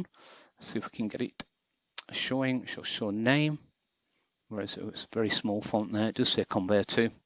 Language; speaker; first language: English; native; English